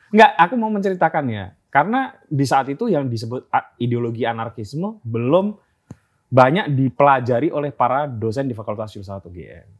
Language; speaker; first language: Indonesian; native; Indonesian